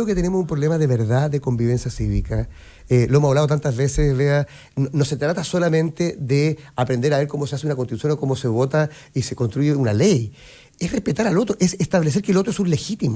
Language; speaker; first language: Spanish; native; Spanish